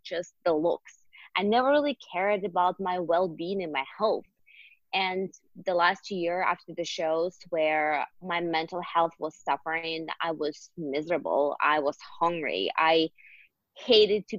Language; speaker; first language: English; non-native, fluent; Russian